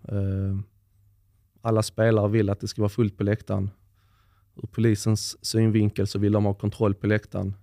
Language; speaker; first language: Swedish; native; Swedish